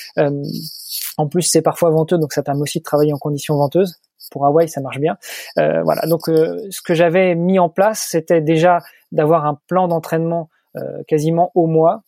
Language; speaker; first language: French; native; French